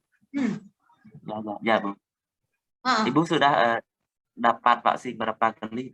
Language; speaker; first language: Indonesian; non-native, learner; Khmer